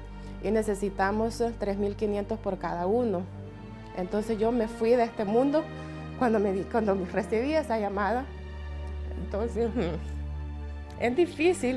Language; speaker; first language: Spanish; native; Spanish